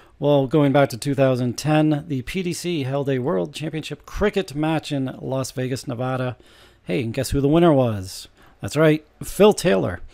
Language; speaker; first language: English; native; English